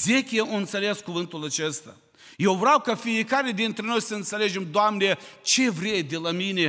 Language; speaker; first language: Romanian; non-native, local second language; Ukrainian